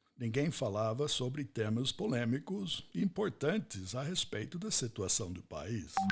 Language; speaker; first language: Portuguese; non-native, fluent; English